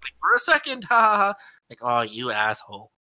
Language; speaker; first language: English; native; English